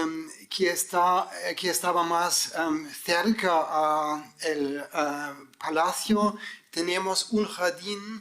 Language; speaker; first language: Spanish; non-native, fluent; German